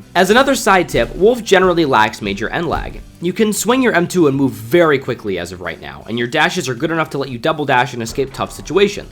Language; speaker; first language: English; native; English